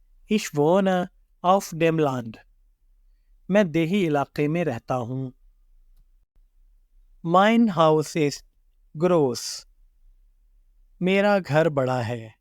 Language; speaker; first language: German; non-native, fluent; Urdu